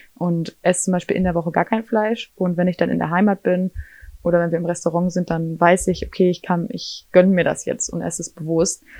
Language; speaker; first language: German; native; German